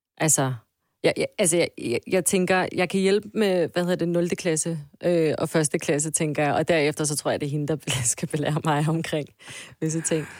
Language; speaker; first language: Danish; early bilingual, other home language; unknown